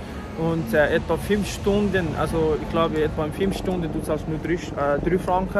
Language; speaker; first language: German; non-native, learner; Tibetan